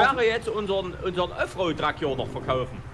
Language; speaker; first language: German; native; German